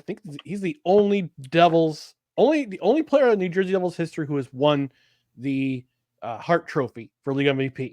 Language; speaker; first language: English; native; English